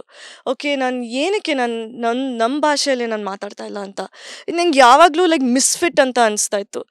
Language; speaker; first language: Kannada; early bilingual, heritage; English